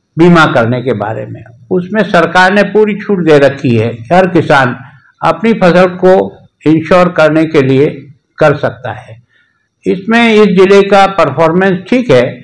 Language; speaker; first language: Hindi; native; Hindi